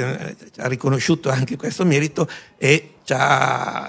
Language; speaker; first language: Italian; native; Italian